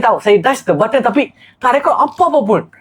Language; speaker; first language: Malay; non-native, local second language; Tamil